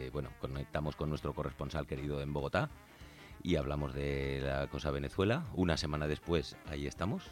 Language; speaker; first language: Spanish; native; Spanish